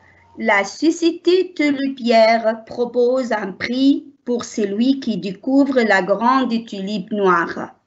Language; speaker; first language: French; non-native, learner; Arabic